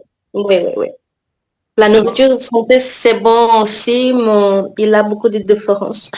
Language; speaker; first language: French; non-native, learner; Portuguese